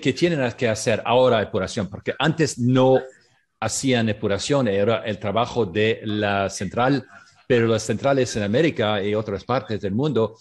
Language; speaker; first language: Spanish; non-native, learner; English